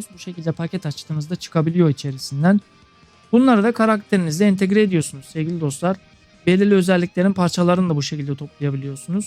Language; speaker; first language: Turkish; native; Turkish